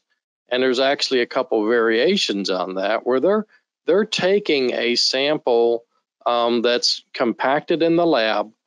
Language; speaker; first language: English; native; English